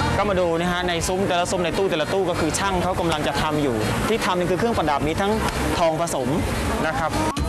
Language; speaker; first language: Thai; non-native, fluent; Khmer